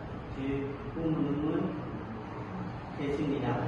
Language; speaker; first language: Korean; non-native, learner; Khmer